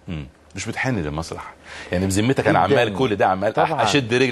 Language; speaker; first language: Arabic; native; Arabic